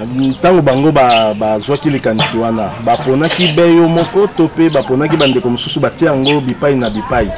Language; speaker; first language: Lingala; native; Lingala